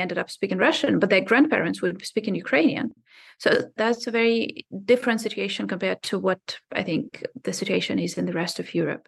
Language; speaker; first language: English; non-native, fluent; Ukrainian